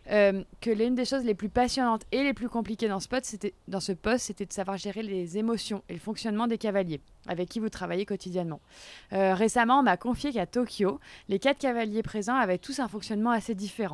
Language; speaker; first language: French; native; French